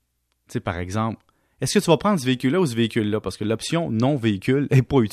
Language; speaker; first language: French; native; French